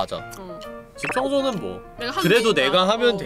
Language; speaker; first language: Korean; native; Korean